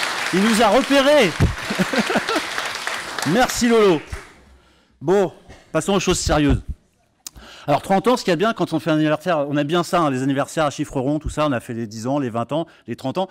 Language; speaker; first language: French; native; French